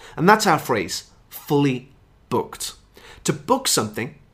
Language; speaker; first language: English; native; English